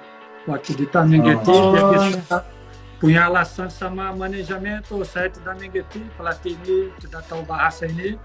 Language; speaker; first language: Indonesian; non-native, fluent; Portuguese